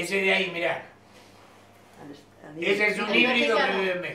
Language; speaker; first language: Spanish; native; Spanish